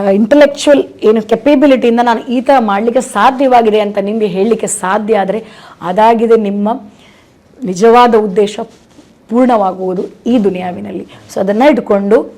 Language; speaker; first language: Kannada; non-native, local second language; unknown